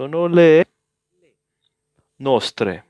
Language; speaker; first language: Italian; non-native, learner; English